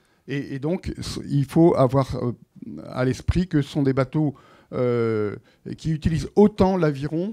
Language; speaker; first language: French; native; French